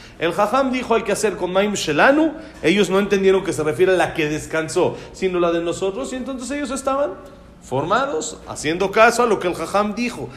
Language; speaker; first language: Spanish; native; Spanish